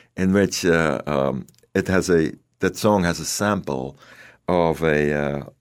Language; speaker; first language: English; non-native, fluent; Dutch